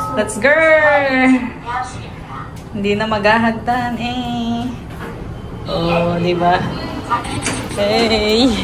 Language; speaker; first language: Filipino; native; Filipino